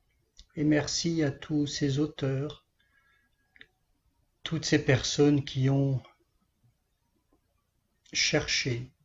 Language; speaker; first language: French; native; French